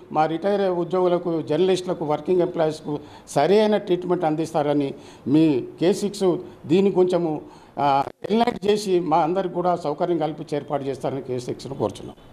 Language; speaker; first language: Telugu; native; Telugu